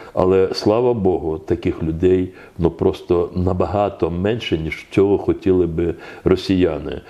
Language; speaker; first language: Ukrainian; non-native, local second language; Crimean Tatar